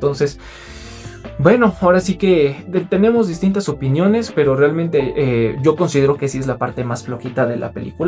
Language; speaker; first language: Spanish; native; Spanish